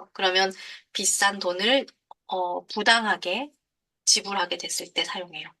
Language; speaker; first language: Korean; native; Korean